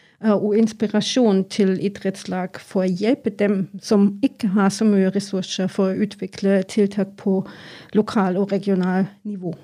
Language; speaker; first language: Norwegian; non-native, fluent; German